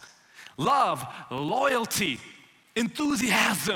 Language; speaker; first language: English; non-native, local second language; Malayalam